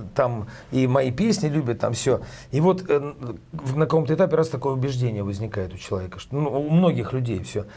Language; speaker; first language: Russian; native; Russian